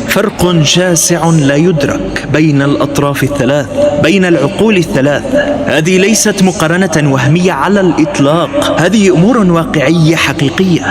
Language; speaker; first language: Arabic; native; Arabic